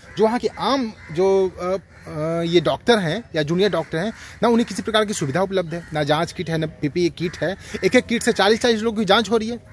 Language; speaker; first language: Hindi; native; Hindi